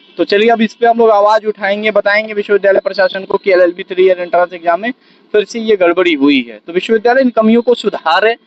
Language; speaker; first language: Hindi; native; Hindi